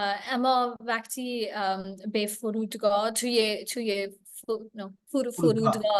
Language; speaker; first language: Persian; non-native, learner; English